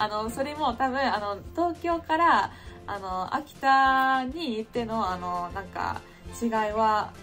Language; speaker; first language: Japanese; non-native, fluent; English